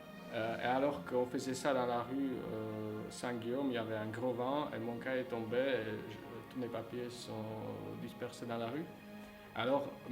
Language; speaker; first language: French; non-native, fluent; Slovak